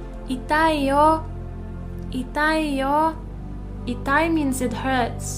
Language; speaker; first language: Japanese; non-native, fluent; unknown